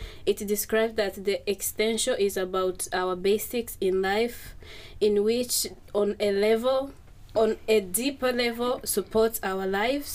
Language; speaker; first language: English; non-native, local second language; Kinyarwanda